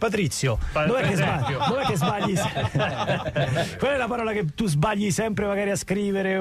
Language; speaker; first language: Italian; native; Italian